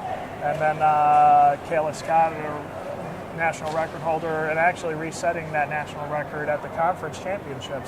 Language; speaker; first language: English; native; English